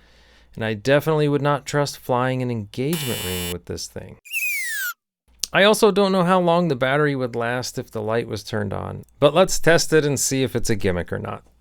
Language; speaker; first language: English; native; English